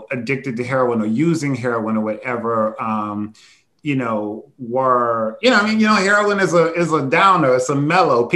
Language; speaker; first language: English; native; English